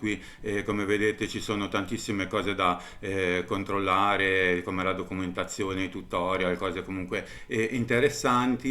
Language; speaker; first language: Italian; native; Italian